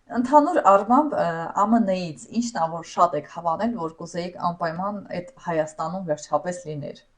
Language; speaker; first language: Armenian; native; Armenian